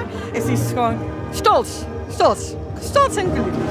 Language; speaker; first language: German; non-native, learner; Dutch